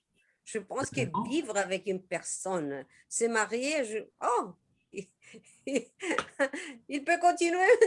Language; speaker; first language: French; non-native, learner; Spanish